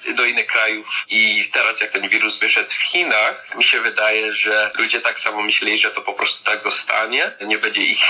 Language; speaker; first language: Polish; early bilingual, heritage; Polish